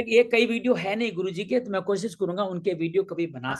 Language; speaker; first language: Hindi; native; Hindi